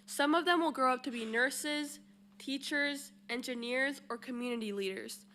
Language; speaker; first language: English; early bilingual, other home language; Spanish